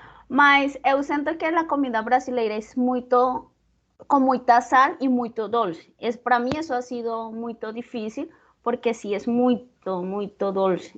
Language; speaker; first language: Portuguese; non-native, learner; Spanish